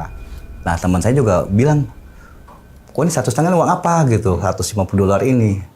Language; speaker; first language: Indonesian; native; Indonesian